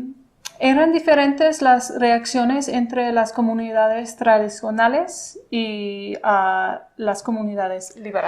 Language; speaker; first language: Spanish; non-native, fluent; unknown